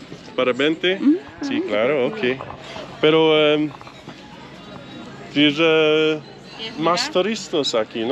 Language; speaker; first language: Spanish; non-native, learner; English